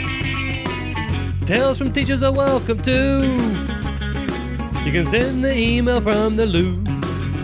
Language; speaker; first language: English; native; English